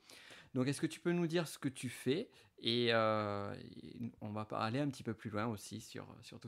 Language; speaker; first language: French; native; French